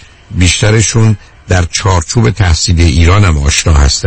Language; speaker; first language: Persian; native; Persian